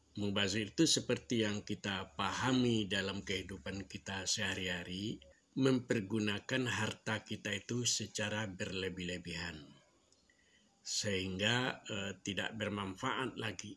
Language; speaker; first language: Indonesian; non-native, local second language; Minangkabau